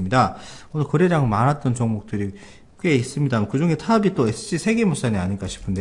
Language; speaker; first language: Korean; native; Korean